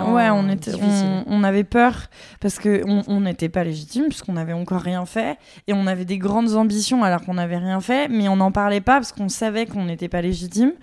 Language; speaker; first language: French; native; French